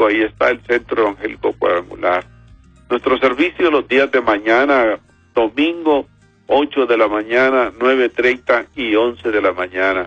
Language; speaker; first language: Spanish; native; Spanish